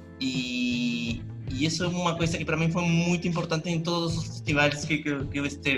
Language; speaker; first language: Portuguese; non-native, learner; Spanish